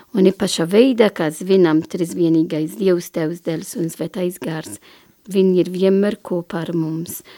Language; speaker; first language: Latvian; non-native, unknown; Italian